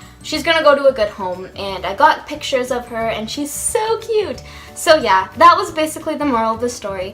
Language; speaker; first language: English; native; English